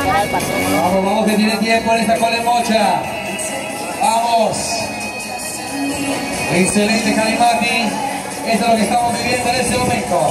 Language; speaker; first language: Spanish; native; Spanish